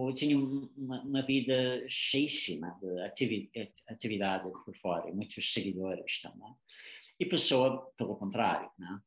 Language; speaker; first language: Portuguese; non-native, fluent; English